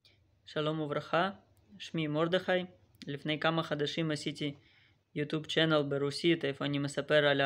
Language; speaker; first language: Hebrew; non-native, fluent; Russian